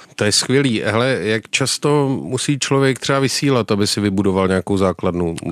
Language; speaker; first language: Czech; early bilingual, other home language; Russian